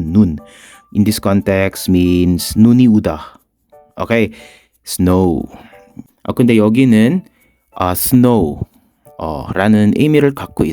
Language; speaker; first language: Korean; non-native, fluent; Filipino